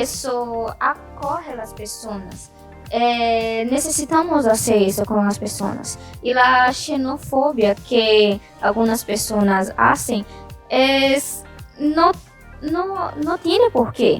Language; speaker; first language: Spanish; non-native, learner; Portuguese